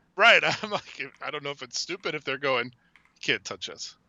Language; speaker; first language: English; native; English